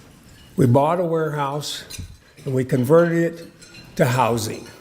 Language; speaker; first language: English; native; English